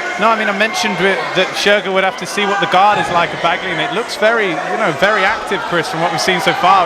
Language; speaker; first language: English; native; English